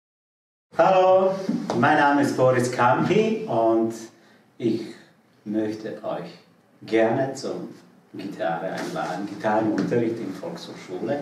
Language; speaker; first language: German; non-native, fluent; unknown